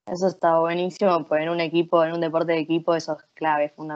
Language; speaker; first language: Spanish; native; Spanish